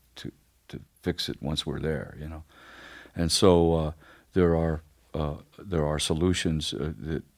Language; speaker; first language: English; native; English